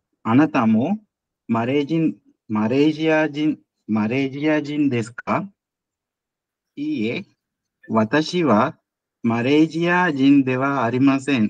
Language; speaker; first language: Japanese; non-native, learner; Sinhala